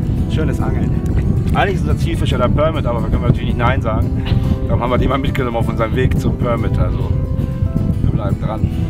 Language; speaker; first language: German; native; German